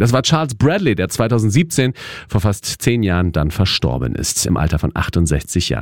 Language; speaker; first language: German; native; German